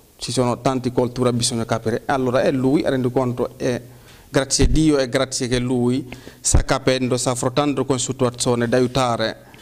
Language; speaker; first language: Italian; non-native, fluent; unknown